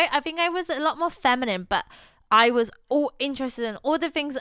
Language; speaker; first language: English; non-native, fluent; Polish